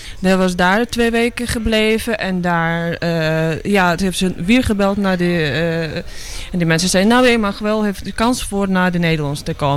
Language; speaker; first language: Dutch; non-native, learner; Ukrainian